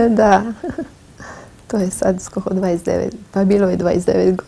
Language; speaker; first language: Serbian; non-native, fluent; French